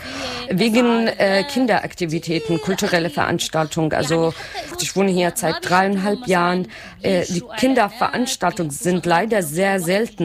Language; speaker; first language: German; non-native, fluent; Arabic